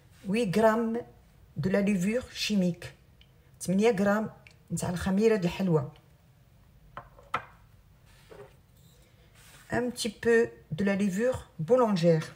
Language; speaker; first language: French; non-native, local second language; Arabic